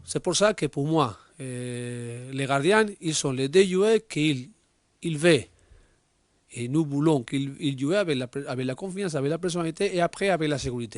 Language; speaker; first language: French; non-native, learner; Spanish